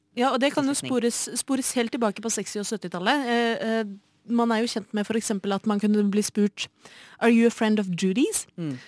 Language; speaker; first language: Norwegian; native; Norwegian